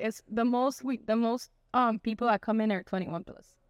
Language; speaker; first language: English; early bilingual, other home language; Spanish